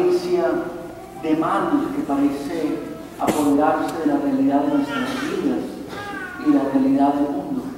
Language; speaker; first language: Spanish; native; Spanish